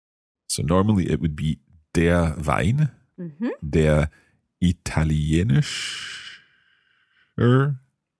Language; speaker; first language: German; non-native, learner; English